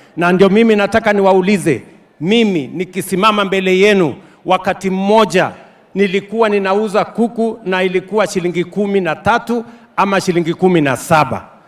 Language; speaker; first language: Swahili; non-native, local second language; Kalenjin